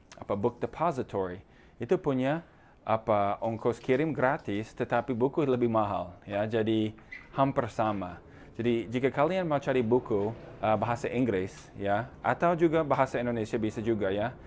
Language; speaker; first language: Indonesian; non-native, fluent; English